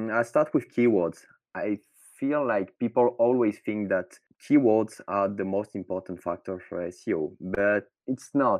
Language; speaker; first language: English; non-native, fluent; French